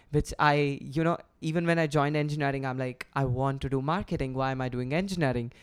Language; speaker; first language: English; non-native, local second language; Gujarati